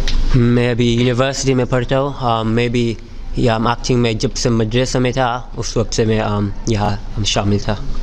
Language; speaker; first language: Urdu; early bilingual, heritage; Urdu